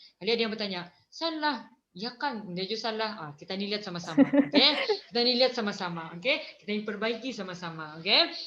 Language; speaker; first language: Malay; native; Malay